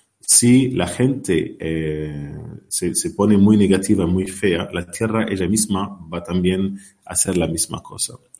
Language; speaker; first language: Spanish; non-native, learner; Arabic